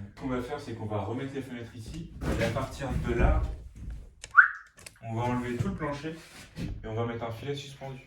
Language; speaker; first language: French; native; French